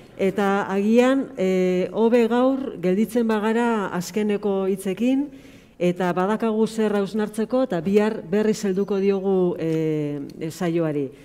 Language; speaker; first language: Basque; native; Basque